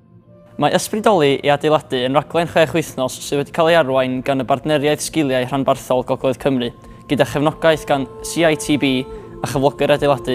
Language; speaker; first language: Welsh; native; Welsh